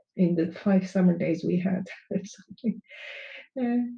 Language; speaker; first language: English; non-native, fluent; Turkish